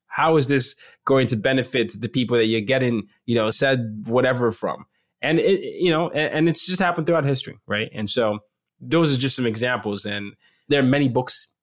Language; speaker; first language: English; non-native, local second language; Yoruba